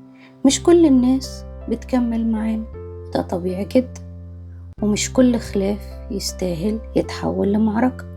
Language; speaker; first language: Arabic; native; Arabic